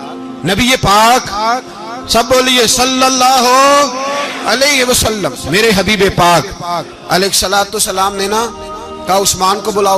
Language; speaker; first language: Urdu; non-native, local second language; Punjabi